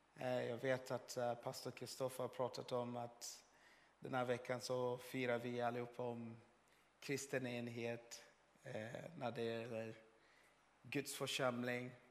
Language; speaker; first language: Swedish; non-native, fluent; Swahili